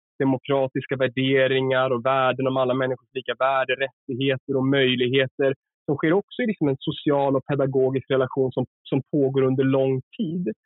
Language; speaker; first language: Swedish; native; Swedish